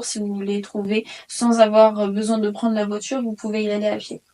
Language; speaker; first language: French; native; French